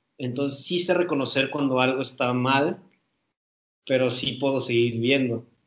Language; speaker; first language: Spanish; native; Spanish